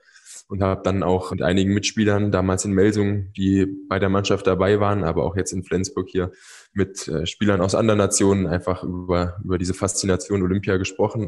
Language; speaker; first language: German; native; German